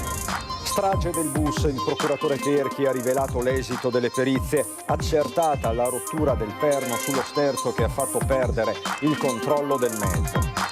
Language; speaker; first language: Italian; native; Italian